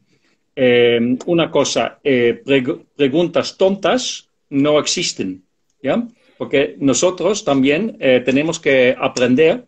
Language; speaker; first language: Spanish; non-native, fluent; Dutch